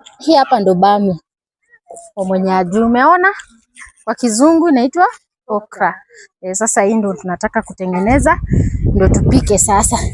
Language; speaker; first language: Swahili; native; Swahili